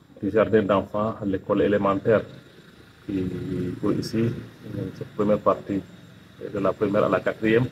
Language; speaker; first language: French; non-native, local second language; Serer